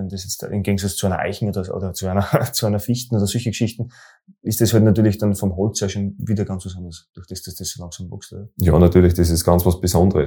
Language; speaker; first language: German; native; German